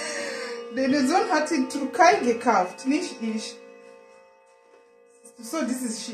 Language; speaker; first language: German; non-native, learner; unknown